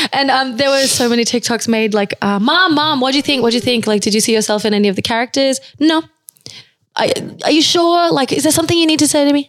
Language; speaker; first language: English; early bilingual, other home language; Spanish